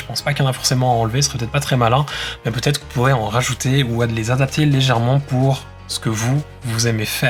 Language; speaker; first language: French; native; French